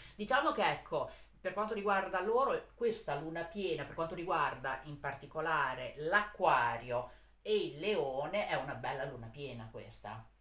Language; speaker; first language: Italian; native; Italian